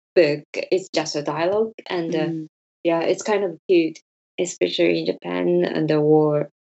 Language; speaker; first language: English; non-native, learner; Japanese